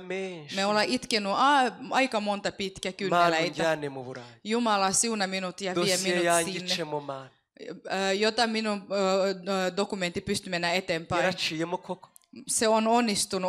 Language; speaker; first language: Finnish; non-native, fluent; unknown